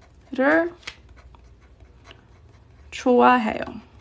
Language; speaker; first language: Korean; non-native, fluent; English